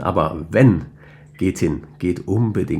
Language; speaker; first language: German; native; German